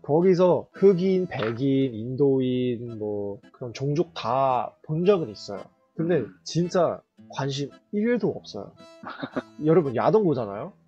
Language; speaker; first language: Korean; early bilingual, heritage; Korean